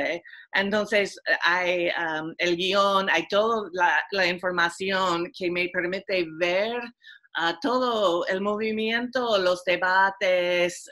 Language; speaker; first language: Spanish; non-native, fluent; English